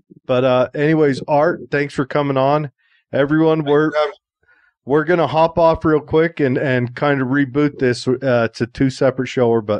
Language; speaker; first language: English; native; English